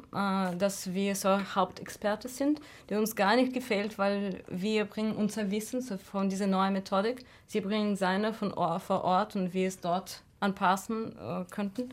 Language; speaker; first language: German; non-native, fluent; Russian